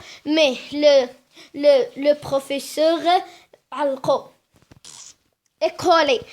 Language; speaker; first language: French; non-native, learner; Arabic